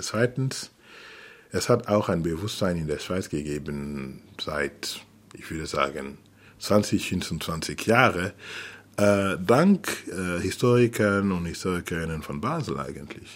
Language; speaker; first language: German; non-native, fluent; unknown